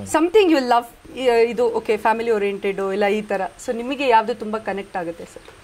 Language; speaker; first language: Kannada; native; Kannada